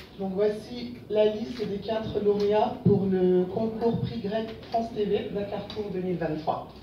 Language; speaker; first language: French; non-native, local second language; Wolof